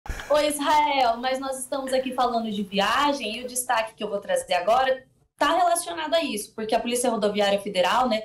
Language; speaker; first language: Portuguese; native; Portuguese